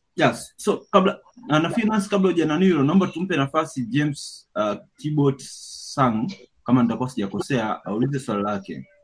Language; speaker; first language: Swahili; native; Swahili